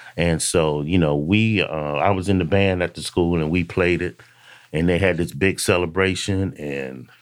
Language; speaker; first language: English; native; English